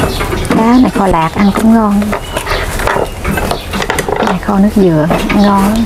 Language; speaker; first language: Vietnamese; native; Vietnamese